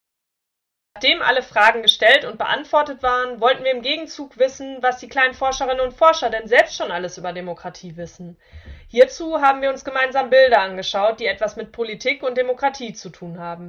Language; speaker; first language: German; native; German